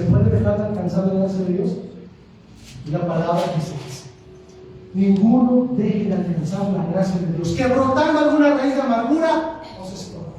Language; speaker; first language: Spanish; native; Spanish